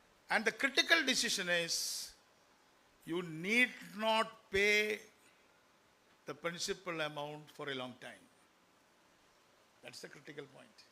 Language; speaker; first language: English; non-native, local second language; Malayalam